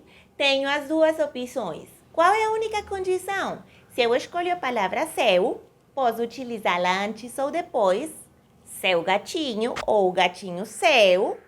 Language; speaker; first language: Portuguese; non-native, fluent; Spanish